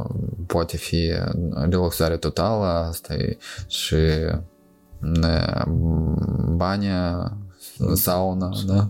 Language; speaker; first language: Romanian; non-native, local second language; Russian